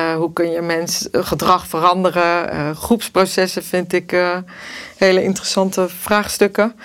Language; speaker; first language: Dutch; early bilingual, other home language; Persian